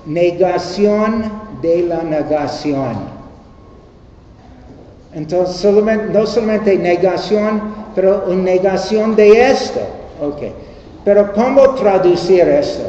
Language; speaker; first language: Spanish; non-native, learner; English